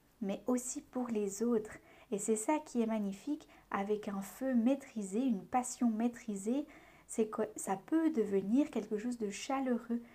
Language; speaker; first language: French; native; French